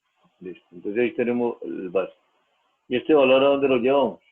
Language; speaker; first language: Spanish; native; Spanish